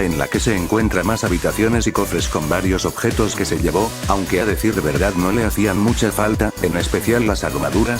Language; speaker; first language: Spanish; native; Spanish